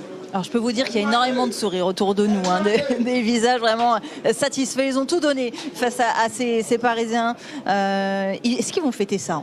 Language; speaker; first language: French; native; French